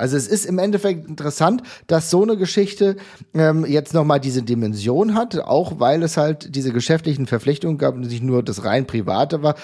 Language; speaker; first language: German; native; German